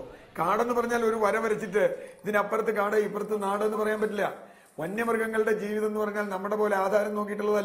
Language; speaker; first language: Malayalam; native; Malayalam